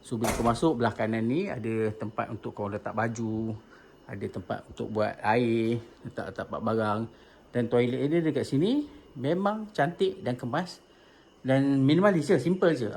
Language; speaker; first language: Malay; native; Malay